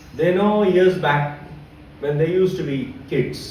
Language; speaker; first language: English; non-native, local second language; Marathi